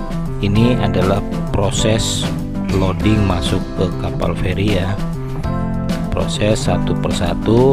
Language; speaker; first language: Indonesian; native; Indonesian